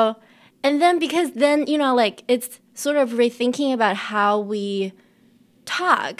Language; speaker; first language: English; non-native, fluent; Chinese